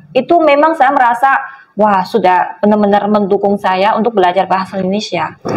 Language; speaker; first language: Indonesian; non-native, fluent; Chinese